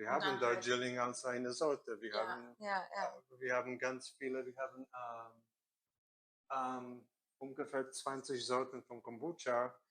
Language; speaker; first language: German; non-native, learner; Korean